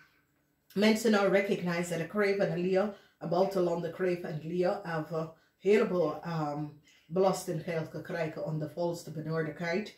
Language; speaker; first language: Dutch; non-native, learner; English